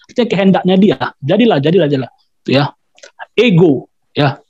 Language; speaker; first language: Indonesian; native; Indonesian